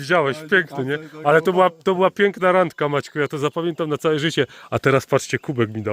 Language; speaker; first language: Polish; native; Polish